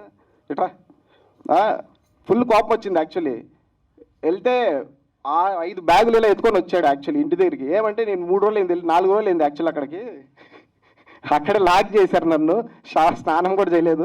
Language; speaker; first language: Telugu; native; Telugu